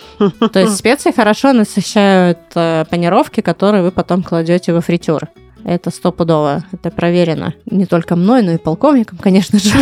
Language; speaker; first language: Russian; native; Russian